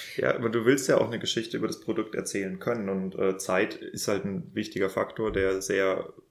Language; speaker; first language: German; native; German